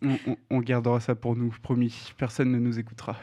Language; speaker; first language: French; native; French